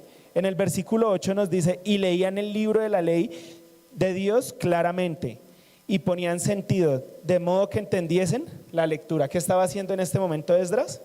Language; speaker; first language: Spanish; native; Spanish